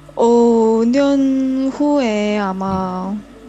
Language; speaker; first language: Korean; early bilingual, heritage; Korean